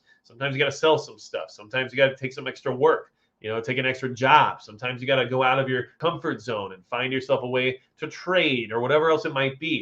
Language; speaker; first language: English; native; English